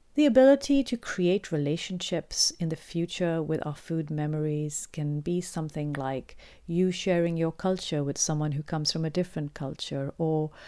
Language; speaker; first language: English; non-native, local second language; Urdu